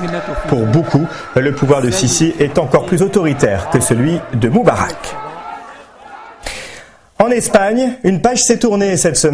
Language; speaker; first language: French; native; French